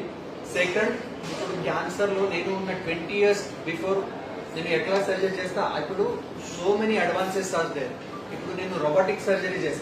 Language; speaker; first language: Telugu; non-native, fluent; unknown